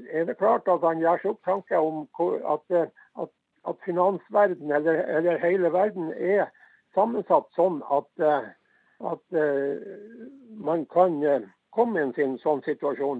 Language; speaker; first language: Norwegian; native; Norwegian